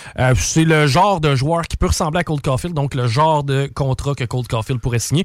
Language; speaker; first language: French; native; French